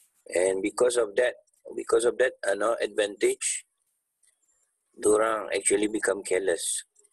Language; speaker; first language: English; non-native, local second language; Malay